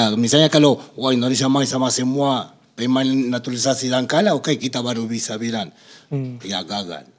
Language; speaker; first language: Indonesian; non-native, fluent; Spanish